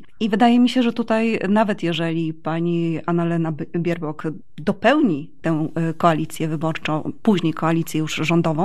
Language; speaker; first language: Polish; native; Polish